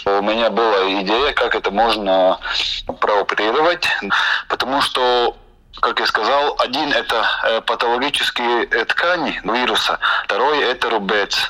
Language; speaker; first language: Russian; non-native, local second language; Latvian